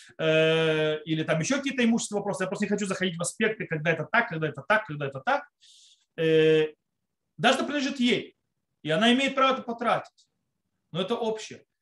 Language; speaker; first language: Russian; early bilingual, heritage; Russian